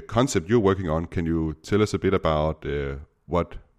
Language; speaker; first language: English; non-native, fluent; Danish